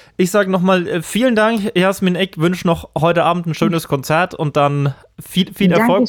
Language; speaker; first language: German; native; German